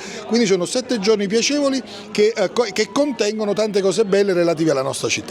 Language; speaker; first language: Italian; native; Italian